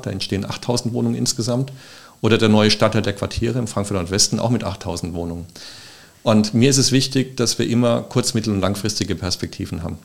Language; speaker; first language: German; native; German